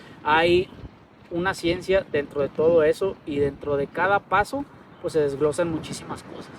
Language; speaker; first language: Spanish; native; Spanish